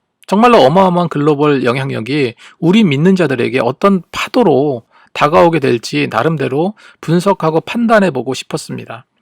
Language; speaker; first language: Korean; native; Korean